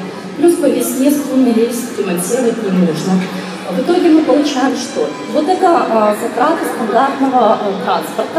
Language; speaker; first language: Russian; native; Russian